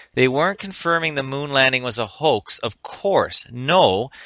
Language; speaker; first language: English; native; English